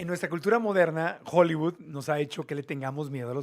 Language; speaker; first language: Spanish; native; Spanish